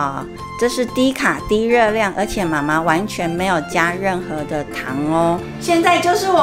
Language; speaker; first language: Chinese; native; Chinese